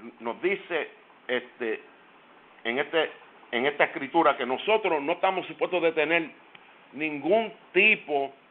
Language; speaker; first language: Spanish; non-native, fluent; English